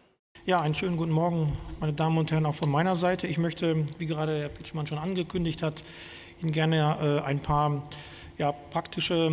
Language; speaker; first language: German; native; German